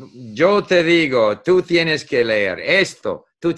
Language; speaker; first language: Spanish; non-native, fluent; English